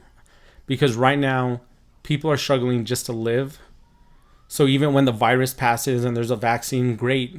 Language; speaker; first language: English; native; English